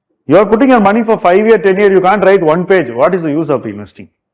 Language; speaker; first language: English; non-native, local second language; Tamil